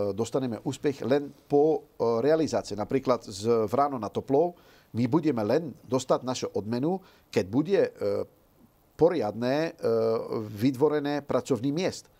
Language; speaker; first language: Slovak; non-native, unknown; Dutch